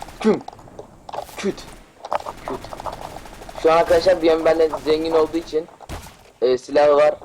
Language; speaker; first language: Turkish; native; Turkish